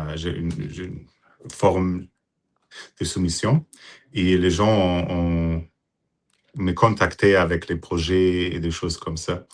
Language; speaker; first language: French; non-native, fluent; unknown